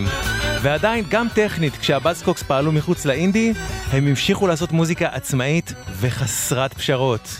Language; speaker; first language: Hebrew; native; Hebrew